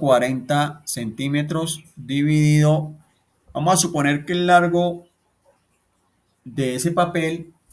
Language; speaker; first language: Spanish; native; Spanish